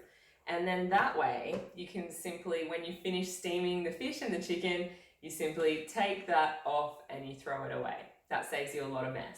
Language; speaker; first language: English; native; English